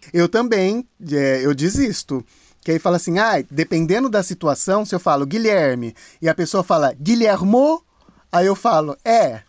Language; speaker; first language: Portuguese; native; Portuguese